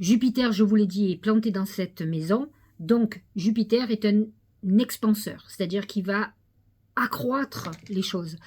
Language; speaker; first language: French; native; French